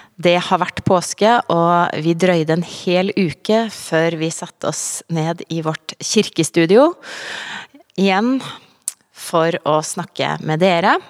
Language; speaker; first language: Norwegian; native; Norwegian